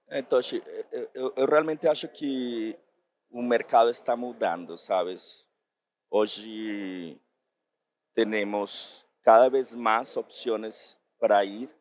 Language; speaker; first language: Portuguese; non-native, fluent; Spanish